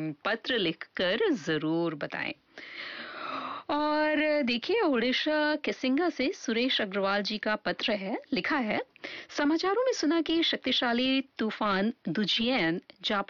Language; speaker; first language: Hindi; native; Hindi